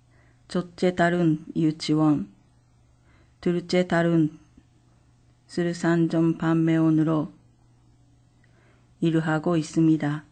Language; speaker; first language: Korean; non-native, fluent; Japanese